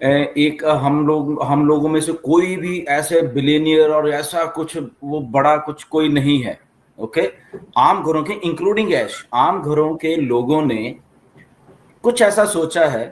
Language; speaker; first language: Hindi; native; Hindi